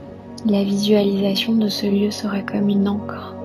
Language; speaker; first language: French; native; French